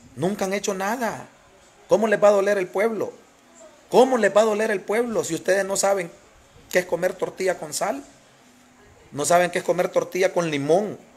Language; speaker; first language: Spanish; native; Spanish